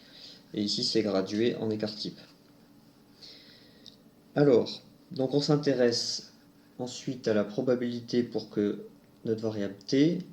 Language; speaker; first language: French; native; French